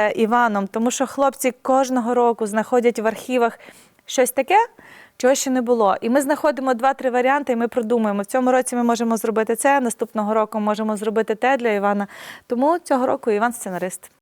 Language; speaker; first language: Ukrainian; native; Ukrainian